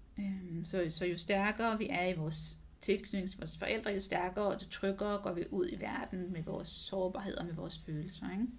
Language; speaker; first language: Danish; non-native, fluent; English